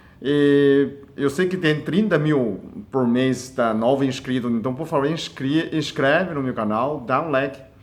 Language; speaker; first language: Portuguese; non-native, fluent; Chinese